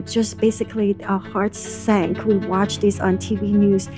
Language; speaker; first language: English; non-native, local second language; Cantonese